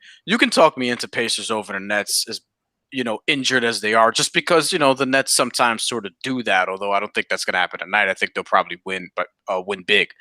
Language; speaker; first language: English; native; English